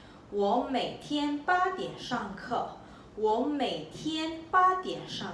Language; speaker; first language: Chinese; non-native, local second language; Malay